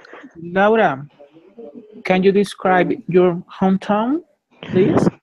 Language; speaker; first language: English; non-native, fluent; Spanish